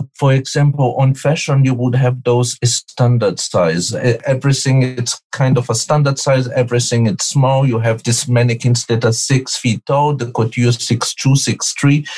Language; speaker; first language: English; non-native, fluent; Portuguese